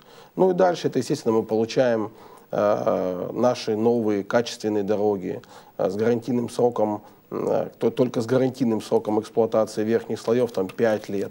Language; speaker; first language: Russian; native; Russian